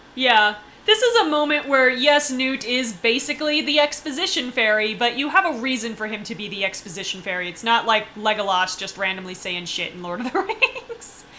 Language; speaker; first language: English; native; English